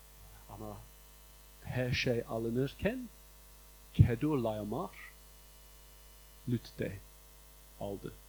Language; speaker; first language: Turkish; non-native, fluent; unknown